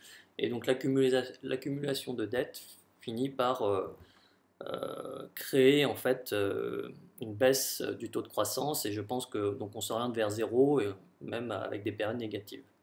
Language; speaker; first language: French; native; French